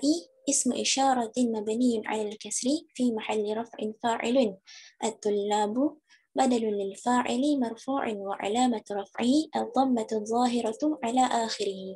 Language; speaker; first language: Arabic; non-native, learner; Malay